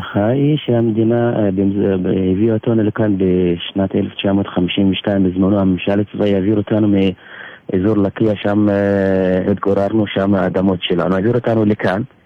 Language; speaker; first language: Hebrew; native; Hebrew